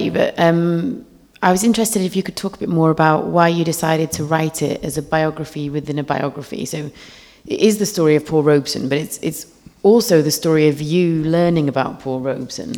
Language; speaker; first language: English; native; English